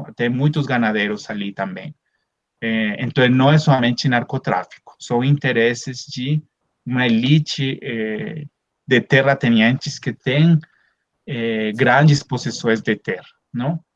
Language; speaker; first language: Portuguese; non-native, fluent; Spanish